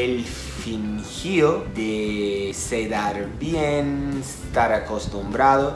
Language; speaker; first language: Spanish; non-native, fluent; Portuguese